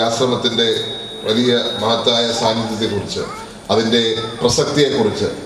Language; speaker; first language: Malayalam; native; Malayalam